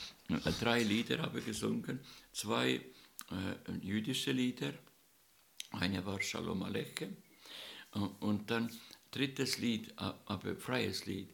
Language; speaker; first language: German; non-native, learner; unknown